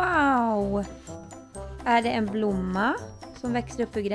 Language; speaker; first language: Swedish; native; Swedish